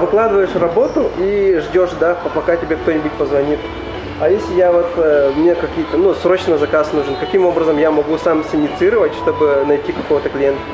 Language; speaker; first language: Russian; native; Russian